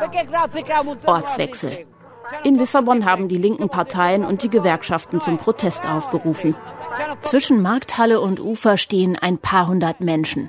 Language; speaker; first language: German; native; German